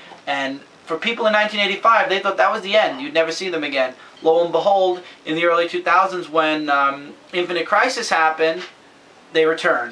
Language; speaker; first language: English; native; English